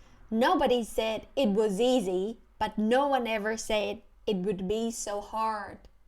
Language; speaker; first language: English; non-native, fluent; Thai